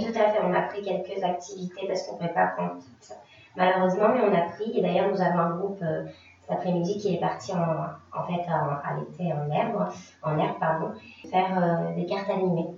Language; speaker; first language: French; native; French